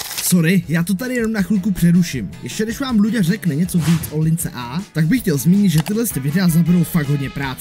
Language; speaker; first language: Czech; native; Czech